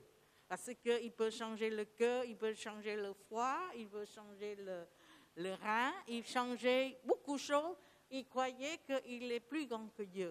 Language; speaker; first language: French; non-native, learner; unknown